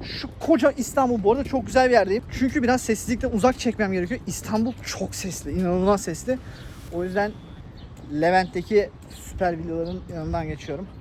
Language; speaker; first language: Turkish; native; Turkish